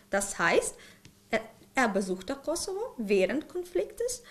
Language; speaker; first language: German; non-native, fluent; Ukrainian